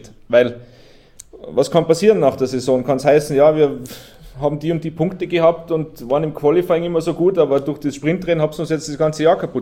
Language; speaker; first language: German; native; German